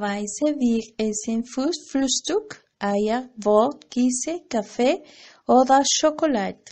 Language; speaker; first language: German; non-native, learner; Spanish